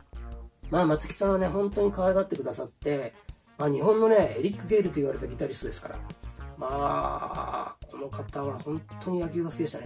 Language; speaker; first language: Japanese; native; Japanese